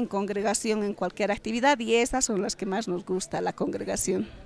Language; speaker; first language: Spanish; non-native, local second language; Quechua